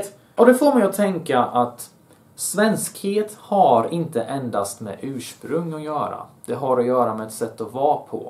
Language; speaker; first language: Swedish; early bilingual, other home language; Bosnian